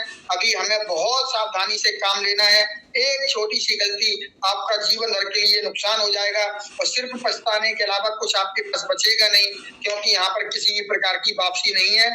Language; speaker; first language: Hindi; native; Hindi